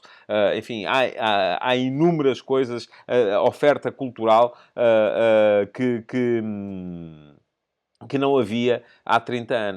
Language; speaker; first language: Portuguese; native; Portuguese